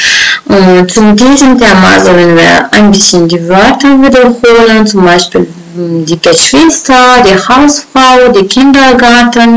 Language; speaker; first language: German; non-native, fluent; Uzbek